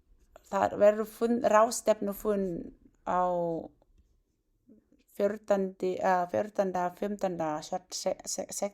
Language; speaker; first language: Icelandic; non-native, learner; Thai